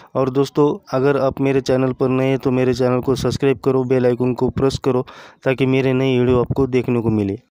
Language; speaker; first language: Hindi; non-native, local second language; Marathi